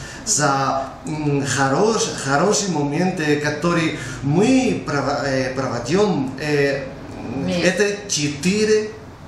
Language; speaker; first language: Russian; non-native, learner; Spanish